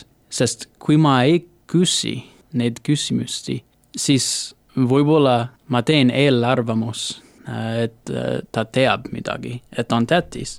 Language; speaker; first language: Estonian; non-native, learner; English